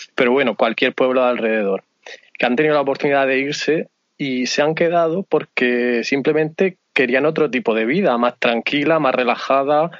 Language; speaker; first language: Spanish; native; Spanish